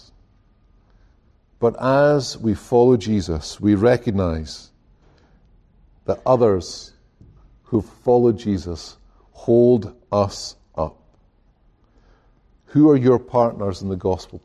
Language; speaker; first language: English; native; English